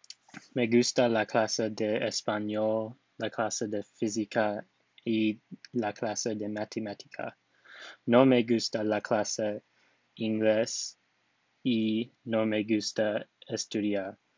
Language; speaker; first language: Spanish; non-native, learner; English